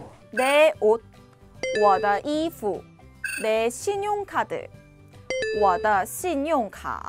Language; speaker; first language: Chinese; non-native, fluent; Korean